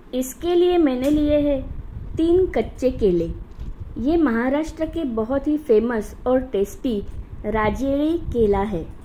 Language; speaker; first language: Hindi; non-native, local second language; Marathi